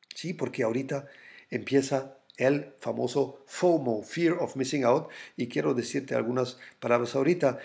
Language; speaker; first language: Spanish; non-native, fluent; German